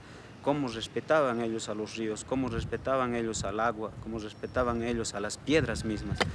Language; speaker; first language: Spanish; native; Spanish